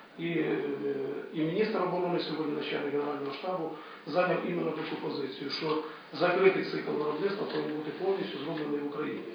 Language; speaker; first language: Ukrainian; non-native, local second language; Russian